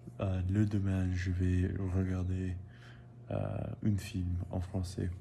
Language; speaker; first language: French; non-native, learner; English